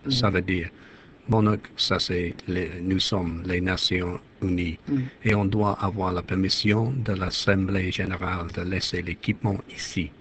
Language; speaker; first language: French; non-native, fluent; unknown